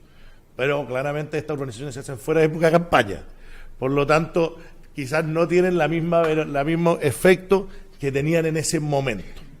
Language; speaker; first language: Spanish; native; Spanish